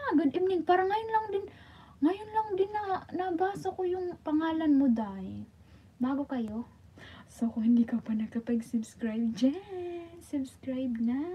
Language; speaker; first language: Filipino; non-native, local second language; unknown